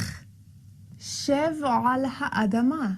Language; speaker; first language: Hebrew; non-native, learner; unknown